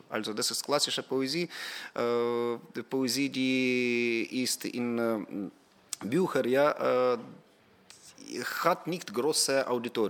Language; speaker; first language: German; non-native, fluent; Ukrainian